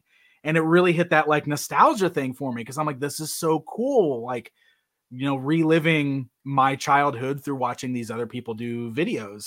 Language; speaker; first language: English; native; English